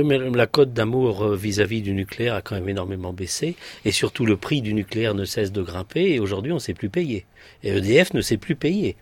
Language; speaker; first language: French; native; French